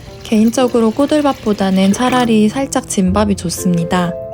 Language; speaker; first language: Korean; native; Korean